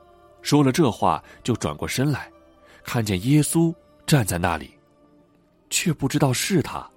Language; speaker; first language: Chinese; native; Chinese